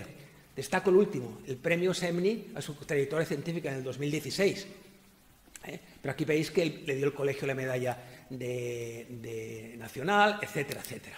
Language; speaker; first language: Spanish; native; Spanish